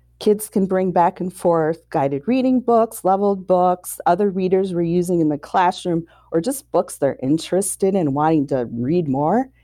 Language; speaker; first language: English; native; English